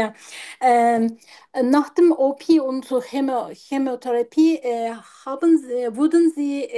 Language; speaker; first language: German; non-native, learner; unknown